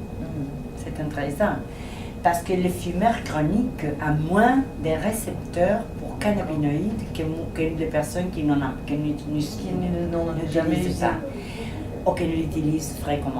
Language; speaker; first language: French; non-native, fluent; Spanish